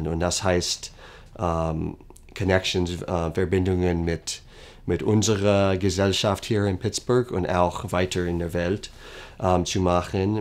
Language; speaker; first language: German; non-native, fluent; English